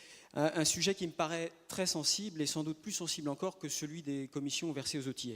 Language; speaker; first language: French; native; French